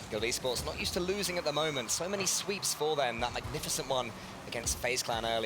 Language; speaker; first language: English; native; English